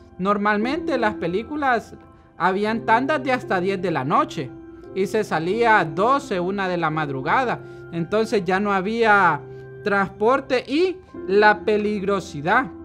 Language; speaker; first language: Spanish; native; Spanish